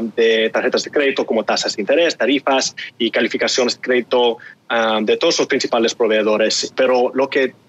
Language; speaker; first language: Spanish; early bilingual, heritage; Spanish